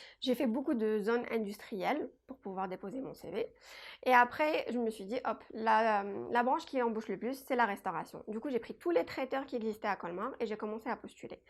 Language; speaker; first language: French; non-native, local second language; Kabyle